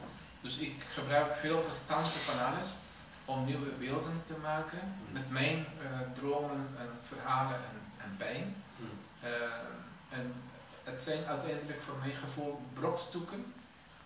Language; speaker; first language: Dutch; non-native, fluent; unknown